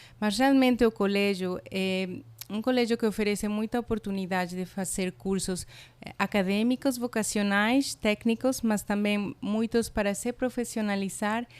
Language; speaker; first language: Portuguese; non-native, fluent; Spanish